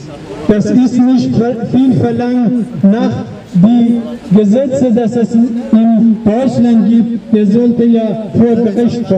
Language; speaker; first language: German; non-native, learner; Persian